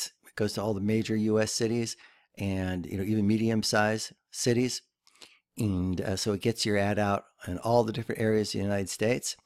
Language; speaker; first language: English; native; English